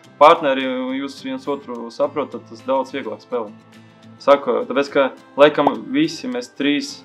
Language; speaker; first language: Latvian; non-native, local second language; Russian